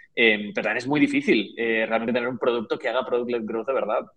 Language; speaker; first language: Spanish; native; Spanish